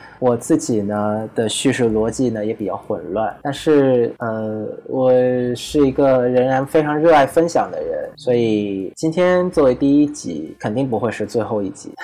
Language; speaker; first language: Chinese; non-native, fluent; Vietnamese